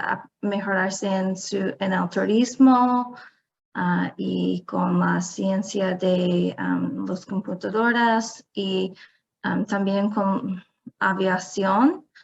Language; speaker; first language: Spanish; non-native, fluent; English